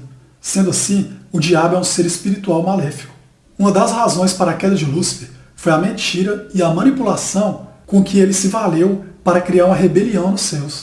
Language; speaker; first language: Portuguese; native; Portuguese